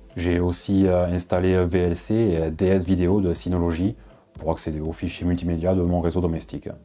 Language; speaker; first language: French; native; French